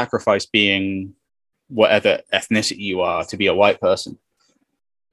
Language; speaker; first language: English; native; English